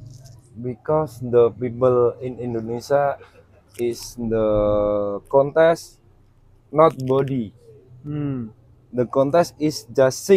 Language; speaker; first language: English; non-native, learner; Javanese